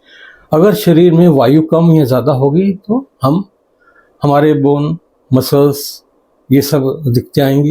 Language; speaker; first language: Hindi; native; Hindi